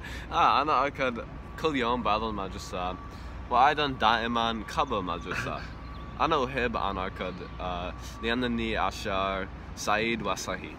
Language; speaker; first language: Arabic; non-native, learner; English